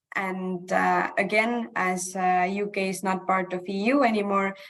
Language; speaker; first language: English; non-native, fluent; Estonian